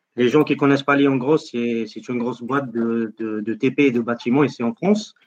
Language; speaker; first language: French; non-native, local second language; Arabic